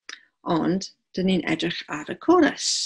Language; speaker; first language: Welsh; non-native, local second language; English